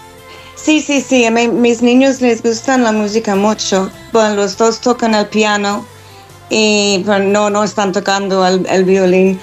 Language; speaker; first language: Spanish; non-native, learner; English